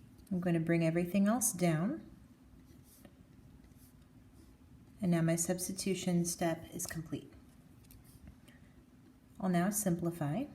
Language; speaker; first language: English; native; English